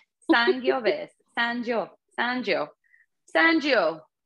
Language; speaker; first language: Italian; non-native, learner; English